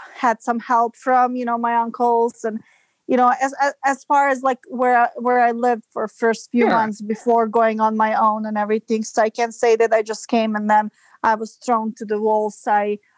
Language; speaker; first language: English; non-native, fluent; Serbian